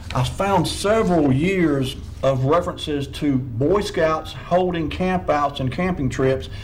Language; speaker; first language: English; native; English